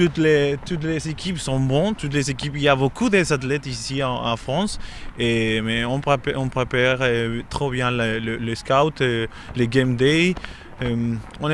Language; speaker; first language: French; non-native, learner; English